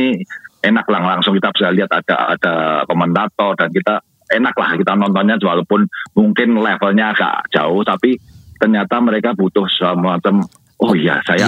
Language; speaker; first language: Indonesian; native; Indonesian